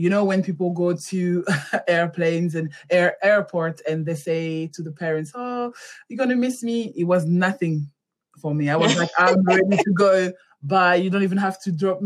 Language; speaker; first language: English; non-native, fluent; French